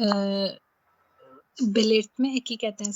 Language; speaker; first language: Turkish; non-native, learner; Urdu